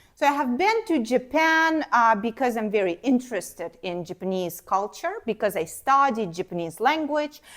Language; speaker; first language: English; non-native, fluent; Ukrainian